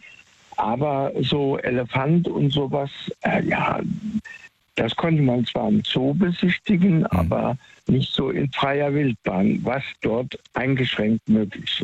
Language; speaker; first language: German; native; German